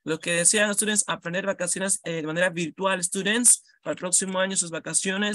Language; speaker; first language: Spanish; native; Spanish